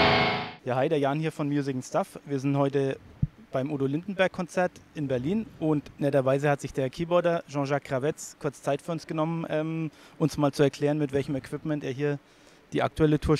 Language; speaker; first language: German; native; German